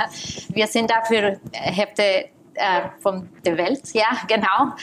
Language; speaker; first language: German; non-native, fluent; Spanish